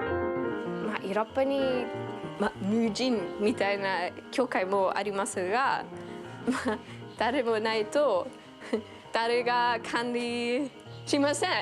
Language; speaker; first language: Japanese; non-native, fluent; German